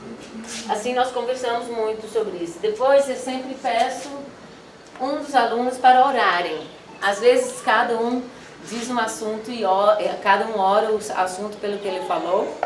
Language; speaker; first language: Portuguese; non-native, fluent; Dutch